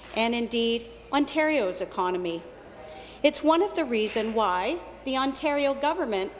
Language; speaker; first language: English; native; English